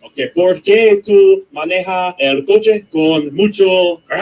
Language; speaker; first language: Spanish; non-native, learner; English